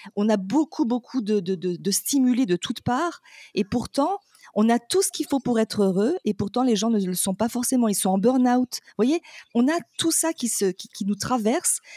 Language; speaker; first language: French; native; French